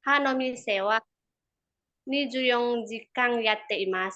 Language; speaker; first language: Japanese; non-native, learner; Indonesian